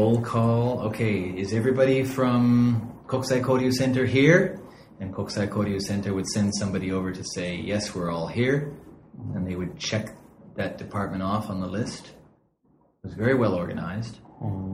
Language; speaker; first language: English; native; English